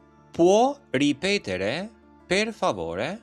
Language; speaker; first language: Italian; non-native, fluent; Albanian